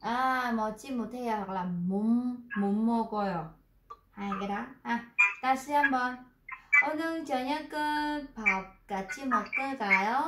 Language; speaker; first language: Korean; non-native, fluent; Vietnamese